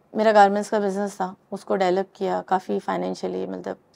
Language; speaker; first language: Hindi; native; Hindi